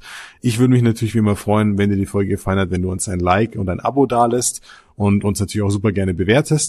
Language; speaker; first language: German; native; German